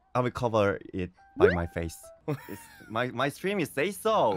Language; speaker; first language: English; non-native, learner; Korean